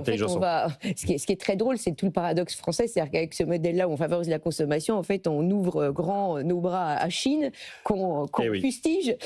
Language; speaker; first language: French; native; French